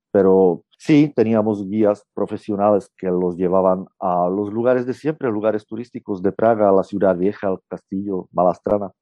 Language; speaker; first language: Spanish; non-native, fluent; Czech